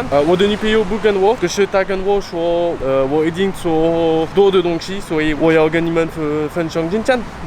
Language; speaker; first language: Chinese; non-native, learner; French